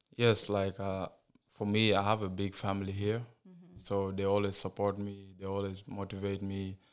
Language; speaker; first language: English; non-native, fluent; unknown